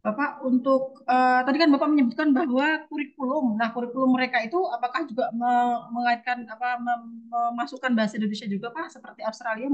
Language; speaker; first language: Indonesian; native; Indonesian